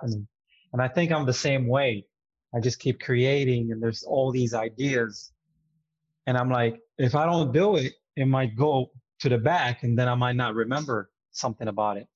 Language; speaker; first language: English; non-native, fluent; Arabic